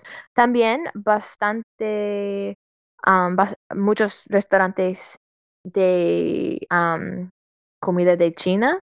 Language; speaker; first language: Spanish; non-native, fluent; English